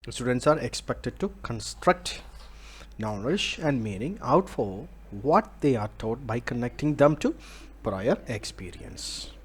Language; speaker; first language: English; non-native, local second language; Malayalam